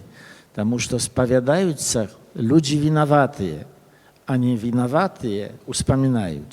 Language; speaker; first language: Polish; early bilingual, other home language; Belarusian